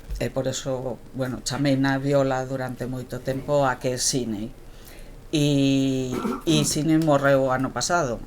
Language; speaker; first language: Galician; non-native, local second language; Spanish